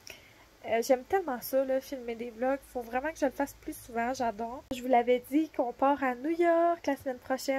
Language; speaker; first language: French; native; French